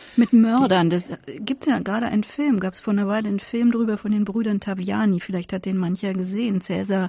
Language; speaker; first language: German; native; German